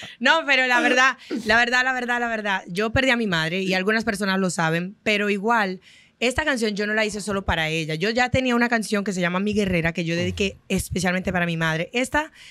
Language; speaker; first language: Spanish; non-native, fluent; Haitian Creole